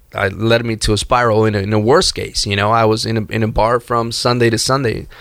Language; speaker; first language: English; early bilingual, other home language; Spanish